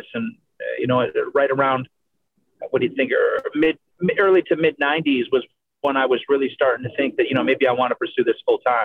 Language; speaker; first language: English; native; English